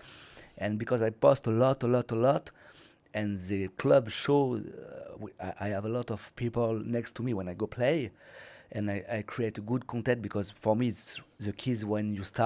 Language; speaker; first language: English; non-native, learner; French